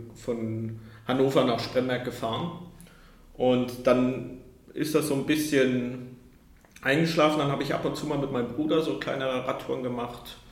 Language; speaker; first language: German; native; German